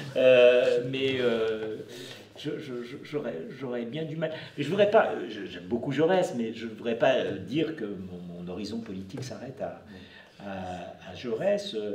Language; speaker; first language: French; native; French